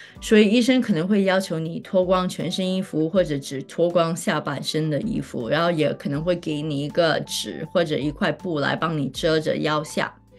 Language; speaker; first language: Chinese; native; Chinese